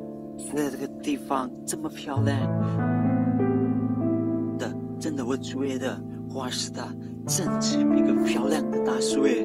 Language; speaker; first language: Chinese; non-native, fluent; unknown